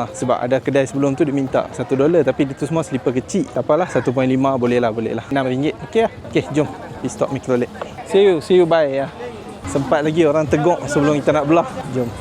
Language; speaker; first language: Malay; native; Malay